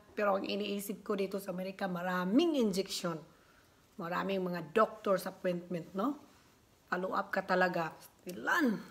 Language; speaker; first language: Filipino; non-native, local second language; Cebuano